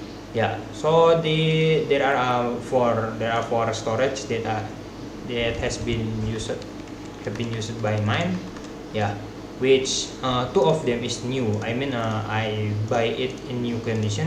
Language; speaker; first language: English; non-native, learner; Indonesian